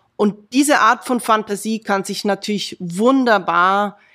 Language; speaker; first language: German; native; German